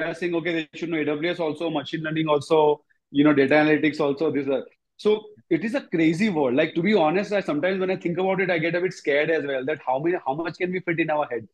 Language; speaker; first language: English; non-native, local second language; Gujarati